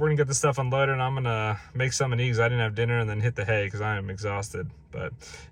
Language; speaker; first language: English; native; English